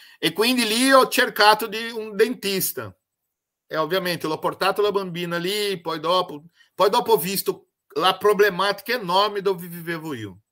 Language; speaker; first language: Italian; non-native, fluent; Portuguese